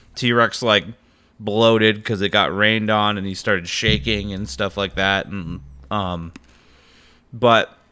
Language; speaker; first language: English; native; English